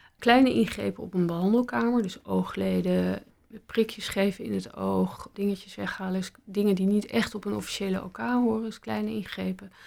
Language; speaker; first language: Dutch; native; Dutch